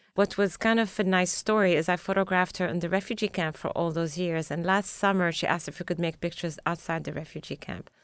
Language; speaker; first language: English; non-native, fluent; Arabic